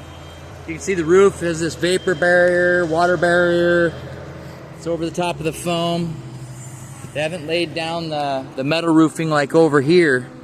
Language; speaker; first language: English; native; English